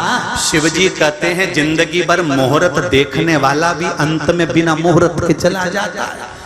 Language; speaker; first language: Hindi; native; Hindi